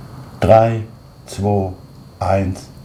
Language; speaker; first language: German; native; German